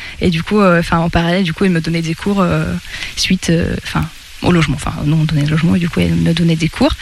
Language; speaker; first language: French; non-native, fluent; Russian